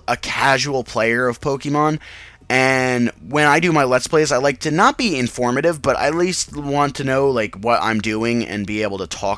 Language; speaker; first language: English; native; English